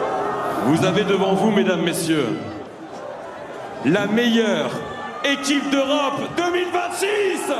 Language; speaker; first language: French; native; French